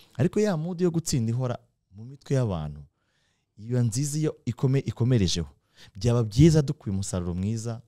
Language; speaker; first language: Kinyarwanda; native; Kinyarwanda